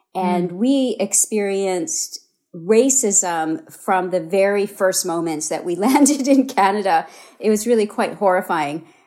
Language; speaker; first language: English; native; English